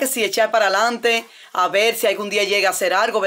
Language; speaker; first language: Spanish; native; Spanish